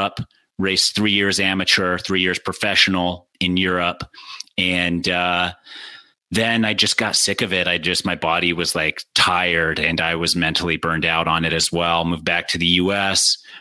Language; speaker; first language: English; native; English